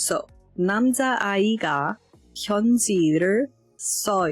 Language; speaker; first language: Korean; non-native, learner; English